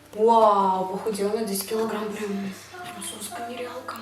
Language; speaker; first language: Russian; native; Russian